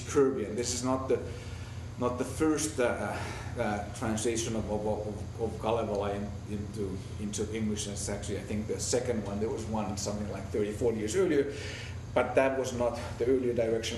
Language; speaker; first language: English; non-native, fluent; Finnish